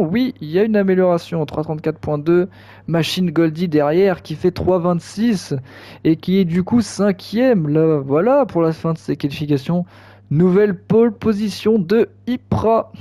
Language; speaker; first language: French; native; French